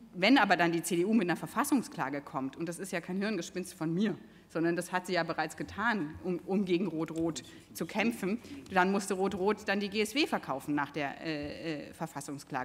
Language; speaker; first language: German; native; German